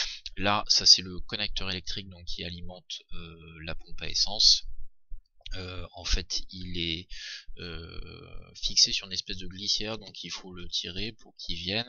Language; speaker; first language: French; native; French